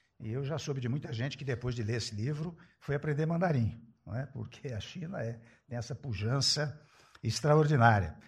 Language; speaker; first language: Portuguese; early bilingual, other home language; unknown